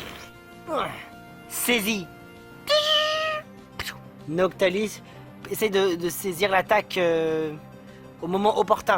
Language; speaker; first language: French; native; French